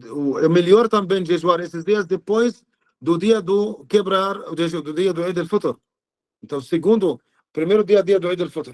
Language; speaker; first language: Portuguese; non-native, learner; Arabic